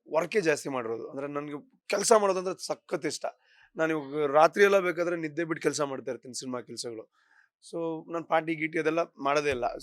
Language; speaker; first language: Kannada; non-native, local second language; Tulu